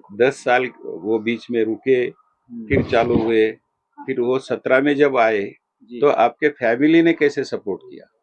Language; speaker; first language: Hindi; non-native, local second language; Gujarati